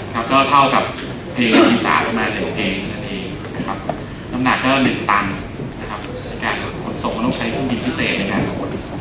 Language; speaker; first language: Thai; native; Thai